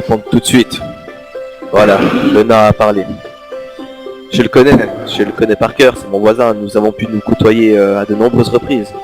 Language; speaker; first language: French; native; French